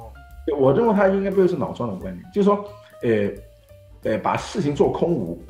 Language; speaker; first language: Chinese; native; Chinese